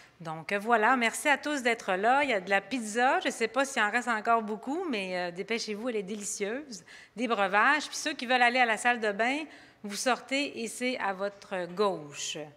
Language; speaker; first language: French; native; French